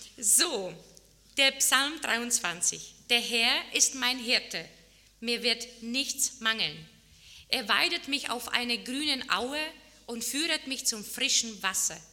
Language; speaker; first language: German; non-native, fluent; Czech